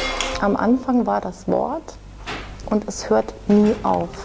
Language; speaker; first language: German; native; German